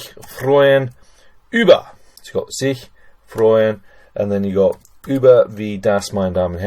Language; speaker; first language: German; non-native, fluent; English